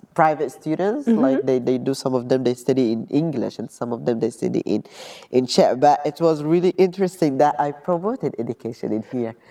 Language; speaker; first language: English; non-native, fluent; Arabic